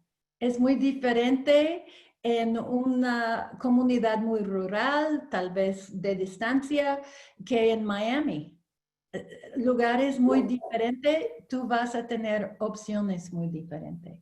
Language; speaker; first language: Spanish; non-native, learner; English